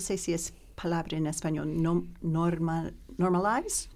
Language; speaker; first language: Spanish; non-native, learner; English